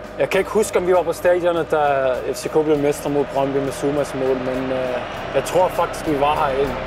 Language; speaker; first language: Danish; early bilingual, other home language; Arabic